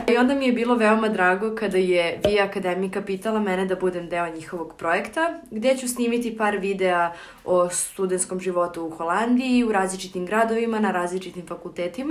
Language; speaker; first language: Serbian; native; Serbian